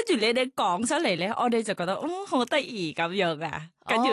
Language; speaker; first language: Chinese; non-native, fluent; Thai